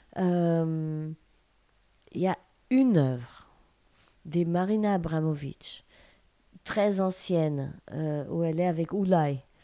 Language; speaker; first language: French; non-native, fluent; Portuguese